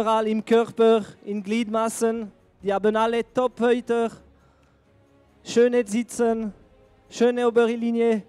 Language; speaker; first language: German; non-native, local second language; French